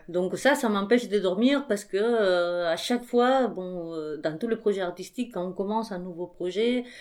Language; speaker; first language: French; non-native, fluent; Spanish